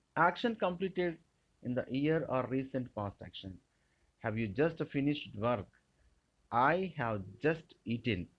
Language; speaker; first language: English; non-native, local second language; Telugu